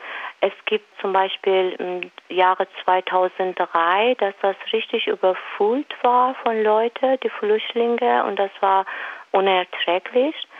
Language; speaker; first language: German; non-native, fluent; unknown